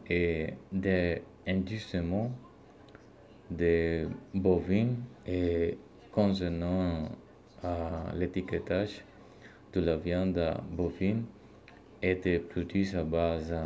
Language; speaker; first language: French; non-native, learner; Spanish